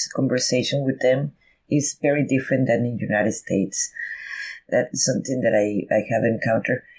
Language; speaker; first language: English; non-native, fluent; Spanish